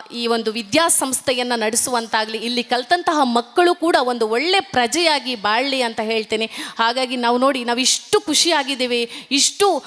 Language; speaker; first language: Kannada; non-native, local second language; Tulu